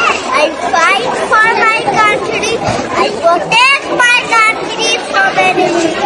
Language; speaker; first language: English; non-native, learner; Bangla